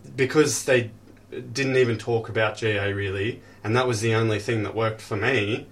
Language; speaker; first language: English; native; English